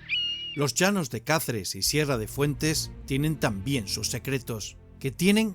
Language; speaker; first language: Spanish; native; Spanish